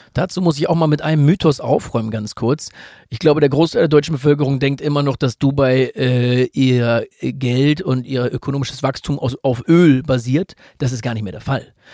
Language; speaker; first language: German; native; German